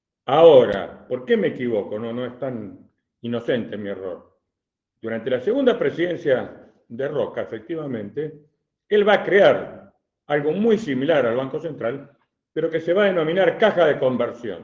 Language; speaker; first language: Spanish; native; Spanish